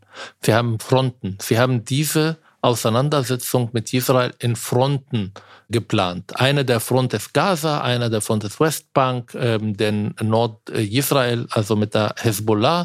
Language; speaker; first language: German; non-native, fluent; Arabic